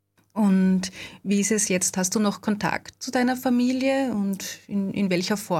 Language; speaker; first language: German; native; German